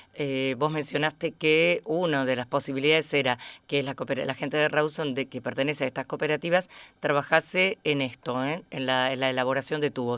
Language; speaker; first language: Spanish; native; Spanish